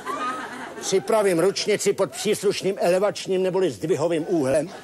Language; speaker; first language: Czech; native; Czech